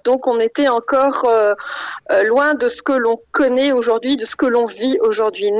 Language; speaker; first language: French; non-native, local second language; Arabic